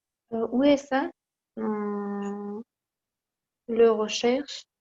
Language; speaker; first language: French; non-native, learner; Kazakh